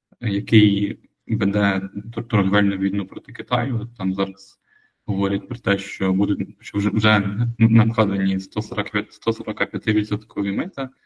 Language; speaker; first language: Ukrainian; native; Ukrainian